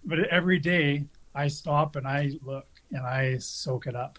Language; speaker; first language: English; native; English